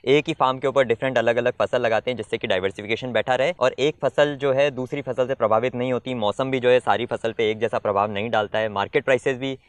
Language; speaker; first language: Hindi; native; Hindi